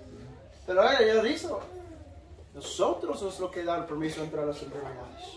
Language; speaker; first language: Spanish; non-native, fluent; English